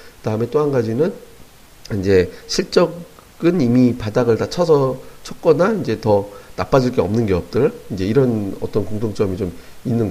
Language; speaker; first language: Korean; native; Korean